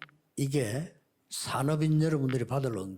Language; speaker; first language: Korean; native; Korean